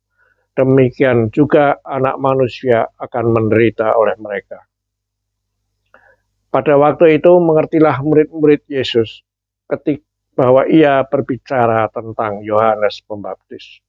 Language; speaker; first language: Indonesian; native; Indonesian